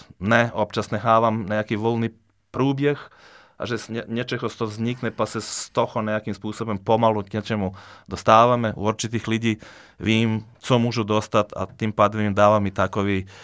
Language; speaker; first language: Czech; non-native, fluent; Serbian